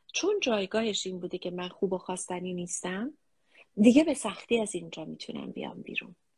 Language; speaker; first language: Persian; native; Persian